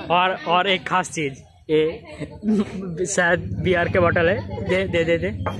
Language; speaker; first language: Hindi; non-native, local second language; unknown